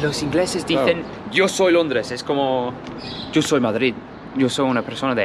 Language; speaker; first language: Spanish; non-native, fluent; English